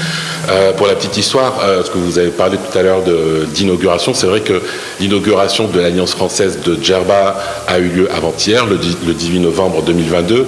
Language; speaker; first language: French; non-native, local second language; Arabic